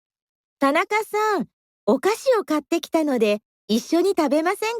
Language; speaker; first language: Japanese; non-native, learner; Indonesian